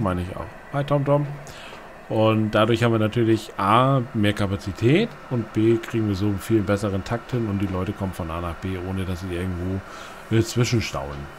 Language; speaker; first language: German; native; German